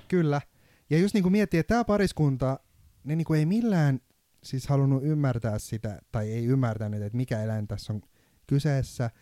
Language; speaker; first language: Finnish; non-native, fluent; Turkish